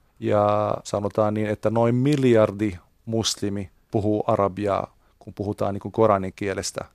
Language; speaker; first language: Finnish; non-native, fluent; Arabic